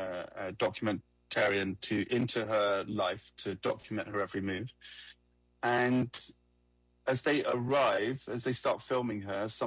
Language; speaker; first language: English; native; English